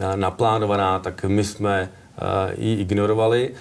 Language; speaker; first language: Czech; native; Czech